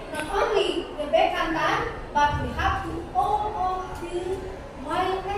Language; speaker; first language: English; non-native, learner; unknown